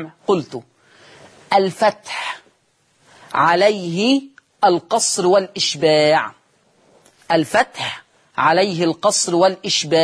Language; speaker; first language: Arabic; native; Arabic